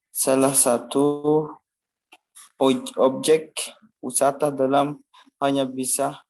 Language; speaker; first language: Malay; non-native, learner; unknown